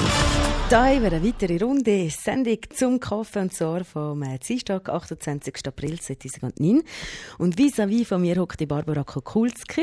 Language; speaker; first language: German; native; German